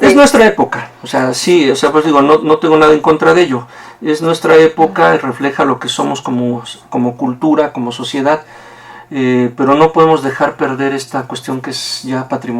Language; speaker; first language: Spanish; native; Spanish